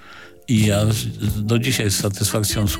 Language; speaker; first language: Polish; native; Polish